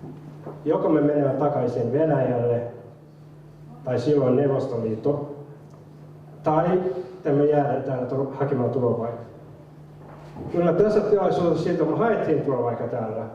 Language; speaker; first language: Finnish; non-native, fluent; Somali